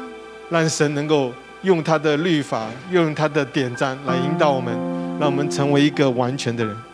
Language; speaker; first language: Chinese; native; Chinese